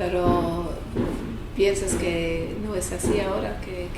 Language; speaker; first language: Spanish; non-native, fluent; English